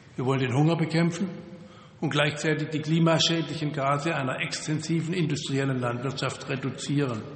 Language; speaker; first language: German; native; German